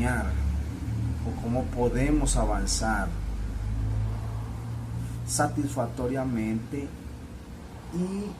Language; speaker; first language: Portuguese; non-native, fluent; Spanish